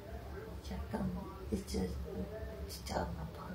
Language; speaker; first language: Korean; non-native, learner; Ukrainian